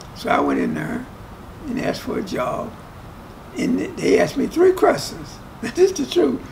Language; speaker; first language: English; native; English